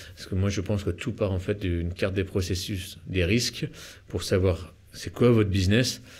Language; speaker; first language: French; native; French